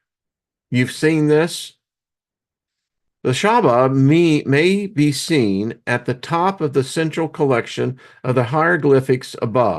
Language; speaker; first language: English; native; English